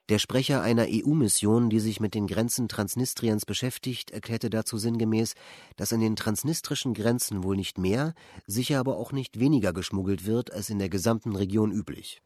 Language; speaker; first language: German; native; German